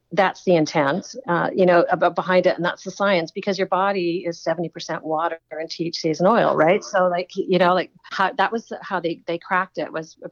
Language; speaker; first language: English; native; English